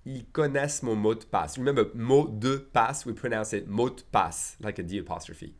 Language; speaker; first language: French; native; French